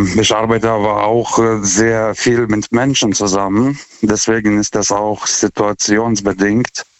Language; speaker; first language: German; non-native, fluent; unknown